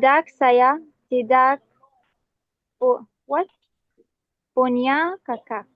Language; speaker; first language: Indonesian; non-native, learner; Arabic